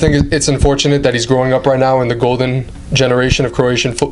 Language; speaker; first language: English; native; English